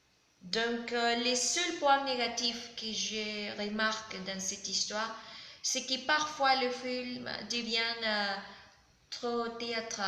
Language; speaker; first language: French; non-native, learner; Spanish